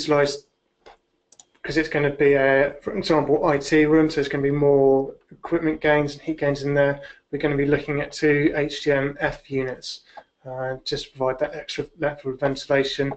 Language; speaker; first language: English; native; English